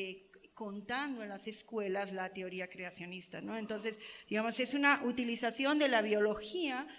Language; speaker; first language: Spanish; native; Spanish